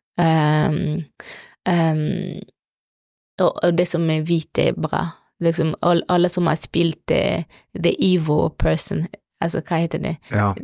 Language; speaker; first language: Norwegian; non-native, fluent; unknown